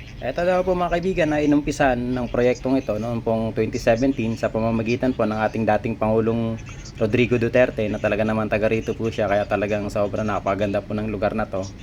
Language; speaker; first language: Filipino; non-native, local second language; Bikol